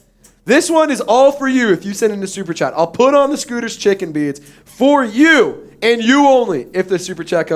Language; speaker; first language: English; native; English